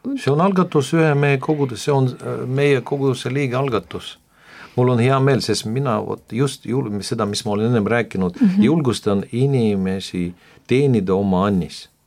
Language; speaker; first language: Estonian; non-native, local second language; Russian